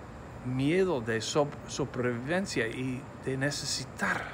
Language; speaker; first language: Spanish; non-native, fluent; English